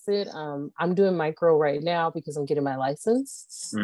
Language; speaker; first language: English; native; English